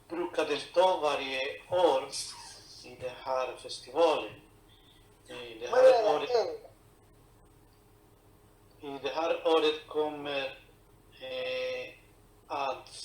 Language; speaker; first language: Swedish; non-native, fluent; Spanish